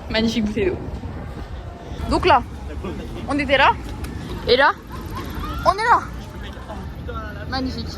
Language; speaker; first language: French; native; French